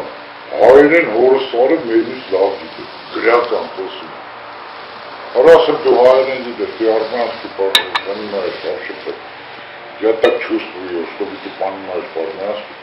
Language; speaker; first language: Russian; non-native, fluent; Armenian